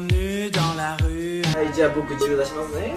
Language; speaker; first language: Japanese; native; Japanese